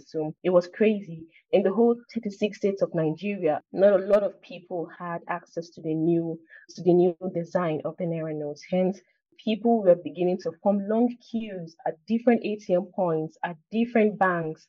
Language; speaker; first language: English; non-native, local second language; Igbo